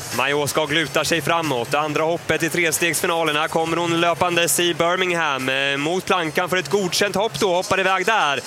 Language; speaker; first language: Swedish; native; Swedish